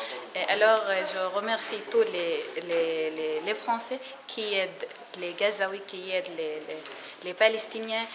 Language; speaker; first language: French; non-native, learner; Arabic